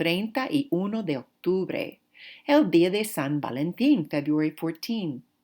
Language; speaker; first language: Spanish; non-native, fluent; English